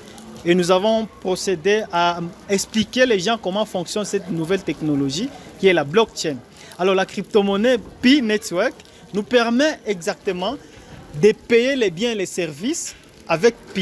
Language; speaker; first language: French; non-native, local second language; Swahili